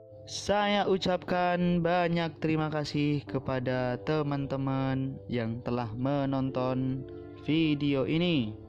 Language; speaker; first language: Indonesian; native; Indonesian